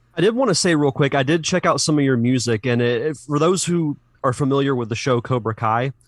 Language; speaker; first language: English; native; English